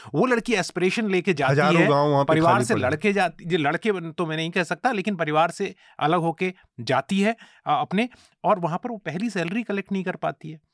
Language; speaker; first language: Hindi; native; Hindi